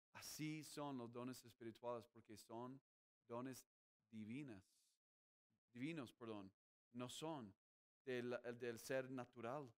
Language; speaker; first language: Spanish; non-native, fluent; English